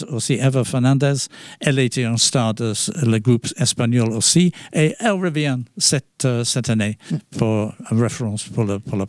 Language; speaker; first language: French; non-native, fluent; English